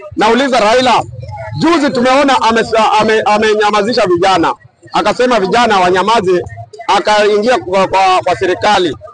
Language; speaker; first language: Swahili; non-native, local second language; Luo (Kenya and Tanzania)